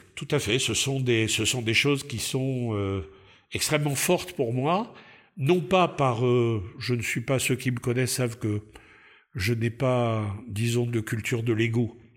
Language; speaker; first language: French; native; French